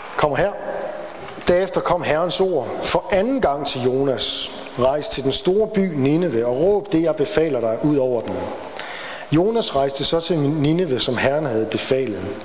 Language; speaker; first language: Danish; native; Danish